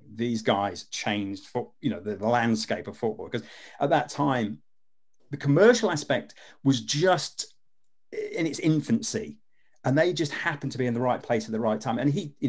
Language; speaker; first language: English; native; English